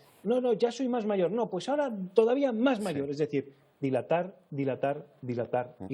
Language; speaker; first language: Spanish; native; Spanish